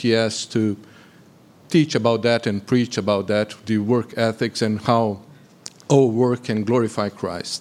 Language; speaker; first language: English; non-native, fluent; Portuguese